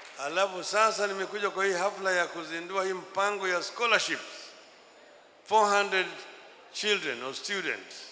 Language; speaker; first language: Swahili; non-native, local second language; Luo (Kenya and Tanzania)